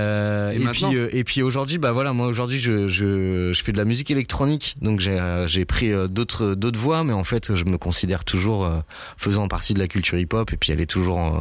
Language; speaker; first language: French; native; French